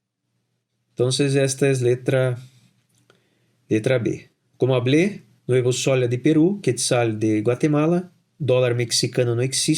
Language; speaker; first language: Spanish; non-native, fluent; Portuguese